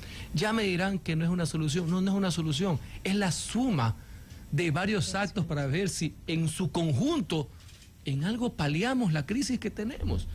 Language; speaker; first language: Spanish; native; Spanish